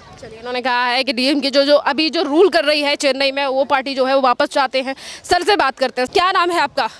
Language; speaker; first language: Hindi; native; Hindi